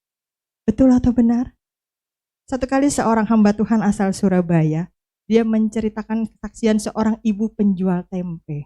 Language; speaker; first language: Indonesian; native; Indonesian